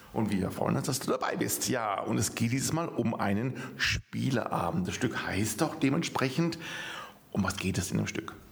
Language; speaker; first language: German; native; German